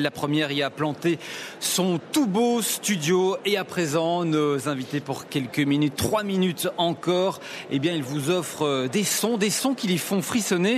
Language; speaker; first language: French; native; French